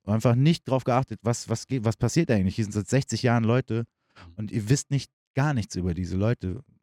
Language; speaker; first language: German; early bilingual, other home language; Turkish